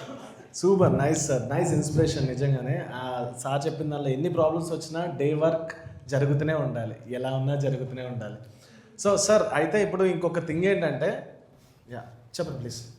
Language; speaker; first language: Telugu; native; Telugu